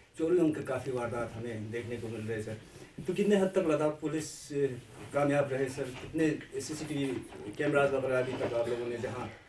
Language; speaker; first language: Hindi; non-native, local second language; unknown